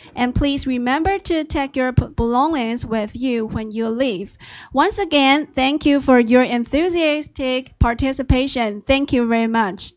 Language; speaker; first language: English; non-native, fluent; Chinese